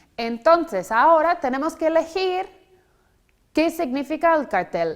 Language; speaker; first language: Spanish; non-native, fluent; English